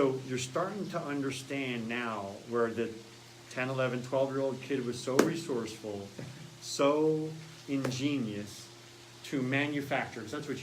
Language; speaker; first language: English; native; English